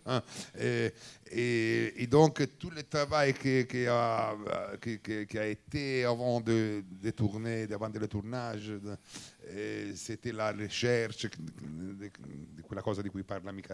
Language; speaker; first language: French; non-native, learner; Italian